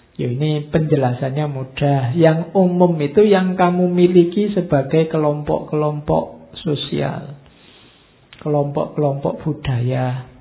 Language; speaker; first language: Indonesian; non-native, local second language; Javanese